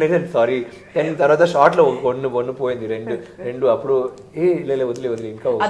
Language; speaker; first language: Telugu; non-native, local second language; Tamil